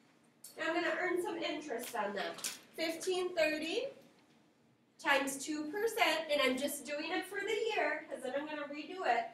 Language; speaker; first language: English; native; English